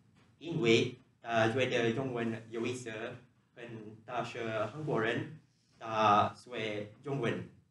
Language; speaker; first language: Chinese; non-native, learner; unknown